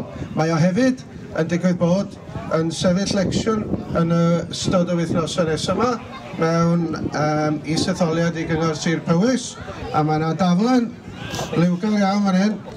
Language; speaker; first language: Welsh; native; Welsh